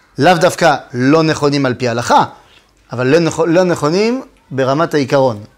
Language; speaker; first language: Hebrew; non-native, fluent; French